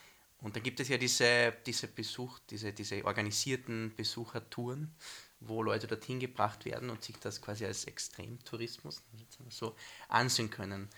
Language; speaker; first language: German; native; German